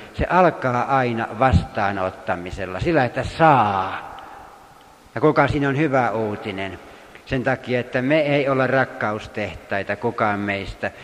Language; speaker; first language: Finnish; native; Finnish